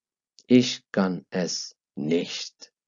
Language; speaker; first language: German; non-native, fluent; Urdu